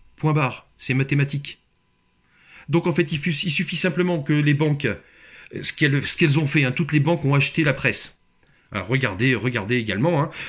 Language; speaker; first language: French; native; French